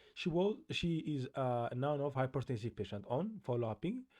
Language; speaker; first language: English; non-native, local second language; Amharic